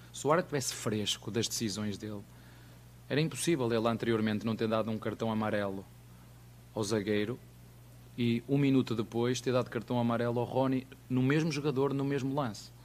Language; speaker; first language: Portuguese; native; Portuguese